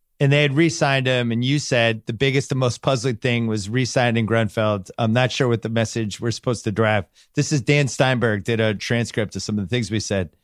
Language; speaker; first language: English; native; English